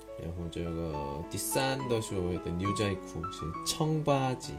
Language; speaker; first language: Chinese; non-native, learner; Korean